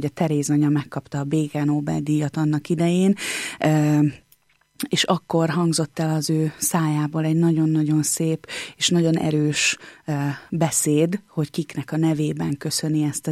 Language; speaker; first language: Hungarian; native; Hungarian